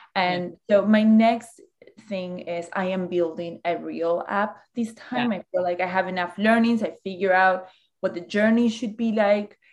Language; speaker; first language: English; early bilingual, other home language; Spanish